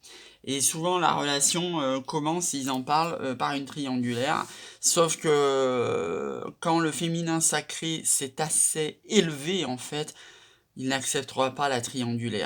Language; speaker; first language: French; native; French